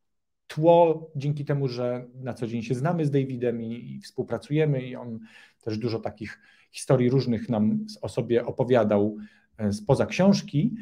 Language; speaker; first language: Polish; native; Polish